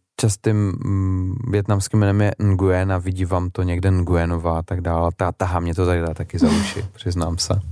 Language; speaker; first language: Czech; native; Czech